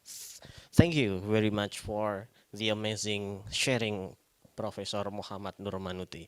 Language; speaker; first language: English; non-native, fluent; Indonesian